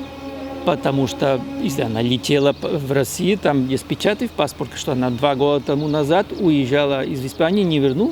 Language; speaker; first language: Russian; non-native, fluent; Spanish